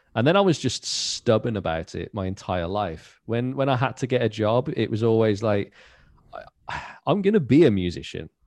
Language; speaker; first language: English; native; English